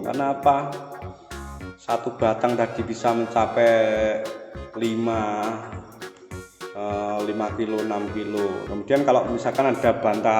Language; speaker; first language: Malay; non-native, local second language; Javanese